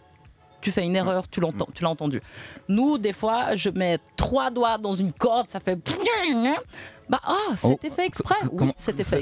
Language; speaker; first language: French; native; French